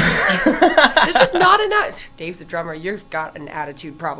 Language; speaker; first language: English; native; English